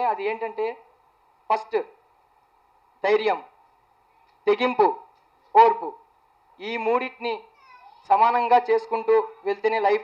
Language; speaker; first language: Telugu; native; Telugu